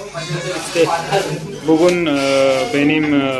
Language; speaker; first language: Turkish; non-native, fluent; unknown